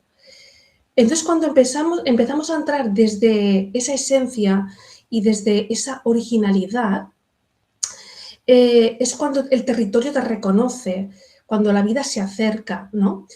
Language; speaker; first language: Spanish; native; Spanish